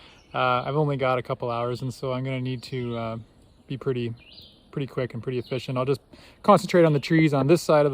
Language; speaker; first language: English; native; English